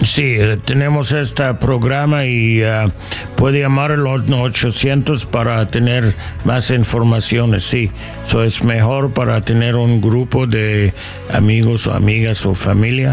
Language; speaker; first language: Spanish; non-native, learner; English